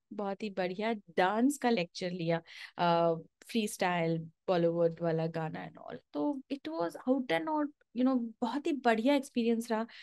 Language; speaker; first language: Hindi; non-native, local second language; Marathi